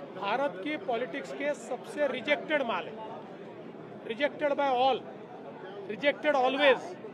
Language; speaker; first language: Hindi; non-native, local second language; Marathi